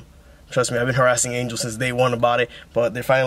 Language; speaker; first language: English; native; English